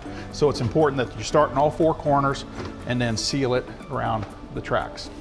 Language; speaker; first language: English; native; English